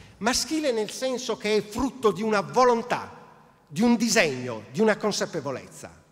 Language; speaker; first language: Italian; native; Italian